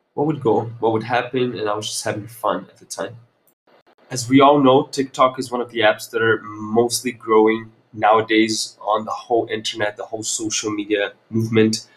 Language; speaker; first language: English; non-native, fluent; Portuguese